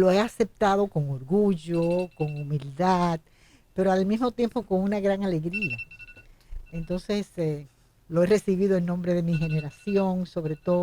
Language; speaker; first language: Spanish; native; Spanish